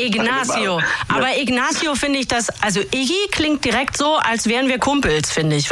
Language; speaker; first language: German; native; German